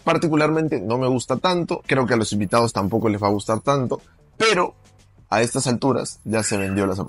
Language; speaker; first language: Spanish; native; Spanish